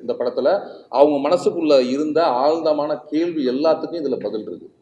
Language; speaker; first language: Tamil; native; Tamil